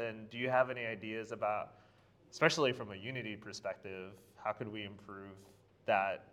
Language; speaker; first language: English; native; English